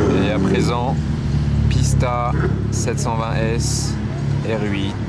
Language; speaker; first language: French; native; French